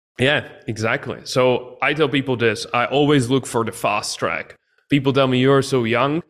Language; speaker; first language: English; non-native, fluent; Czech